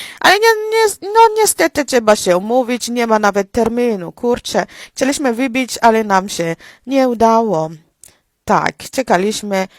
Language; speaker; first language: Polish; non-native, fluent; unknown